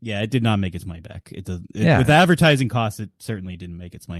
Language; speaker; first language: English; native; English